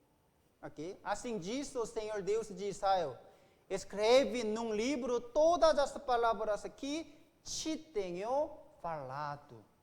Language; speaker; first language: Portuguese; non-native, fluent; Korean